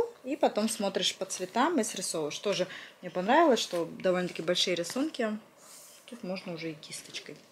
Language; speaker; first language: Russian; native; Russian